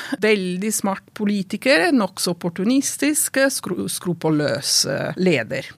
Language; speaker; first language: Norwegian; non-native, fluent; Italian